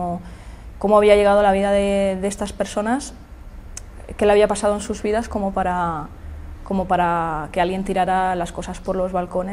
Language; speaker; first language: Spanish; native; Spanish